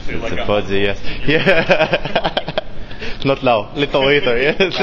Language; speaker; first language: English; non-native, learner; Russian